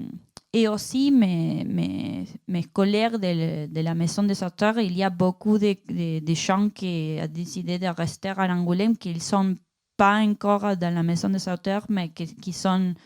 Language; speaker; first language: French; non-native, learner; Spanish